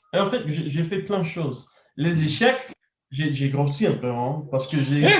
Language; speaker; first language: French; non-native, fluent; English